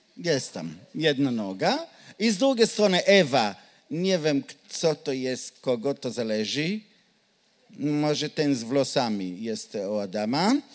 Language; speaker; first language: Polish; non-native, learner; Hebrew